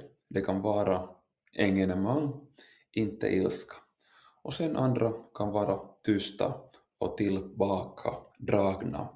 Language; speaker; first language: Swedish; non-native, local second language; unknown